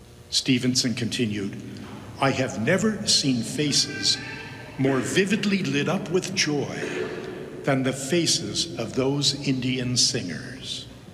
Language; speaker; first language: English; native; English